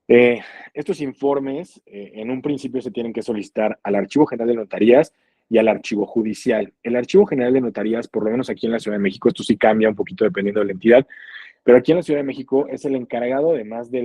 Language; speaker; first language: Spanish; native; Spanish